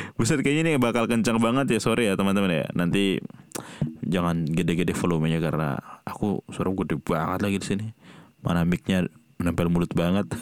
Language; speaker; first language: Indonesian; non-native, local second language; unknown